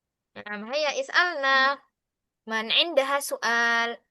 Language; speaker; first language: Arabic; non-native, fluent; Indonesian